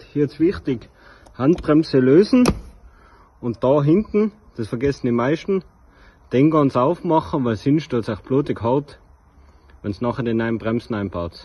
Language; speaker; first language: German; native; German